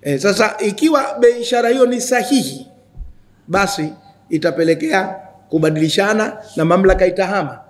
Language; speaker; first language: Swahili; native; Swahili